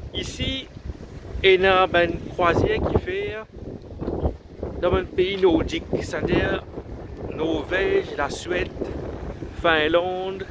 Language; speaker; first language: French; non-native, local second language; Morisyen